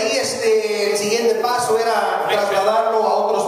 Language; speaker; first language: Spanish; native; Spanish